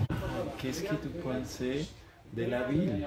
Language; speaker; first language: French; non-native, learner; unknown